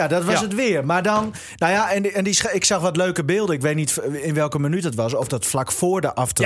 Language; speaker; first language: Dutch; native; Dutch